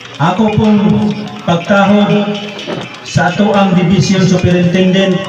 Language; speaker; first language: Cebuano; non-native, local second language; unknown